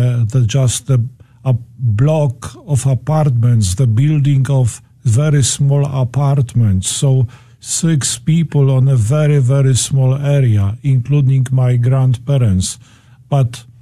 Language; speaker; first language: English; non-native, fluent; Polish